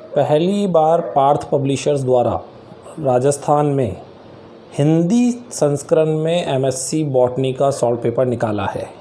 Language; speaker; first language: Hindi; native; Hindi